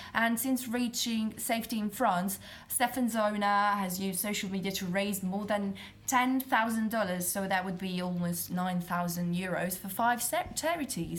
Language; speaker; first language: English; non-native, fluent; Italian